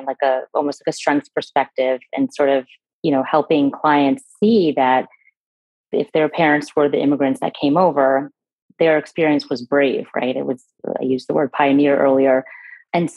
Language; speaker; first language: English; native; English